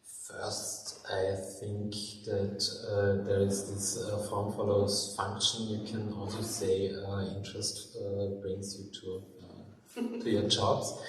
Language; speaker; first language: English; non-native, fluent; German